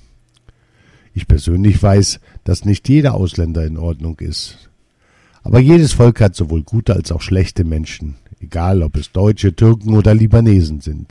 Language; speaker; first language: German; early bilingual, other home language; Arabic